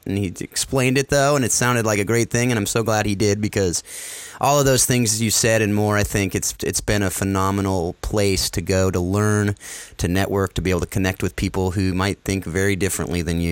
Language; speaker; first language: English; native; English